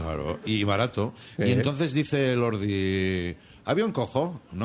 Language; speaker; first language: Spanish; native; Spanish